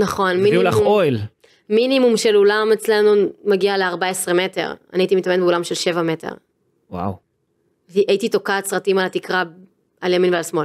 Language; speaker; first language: Hebrew; native; Hebrew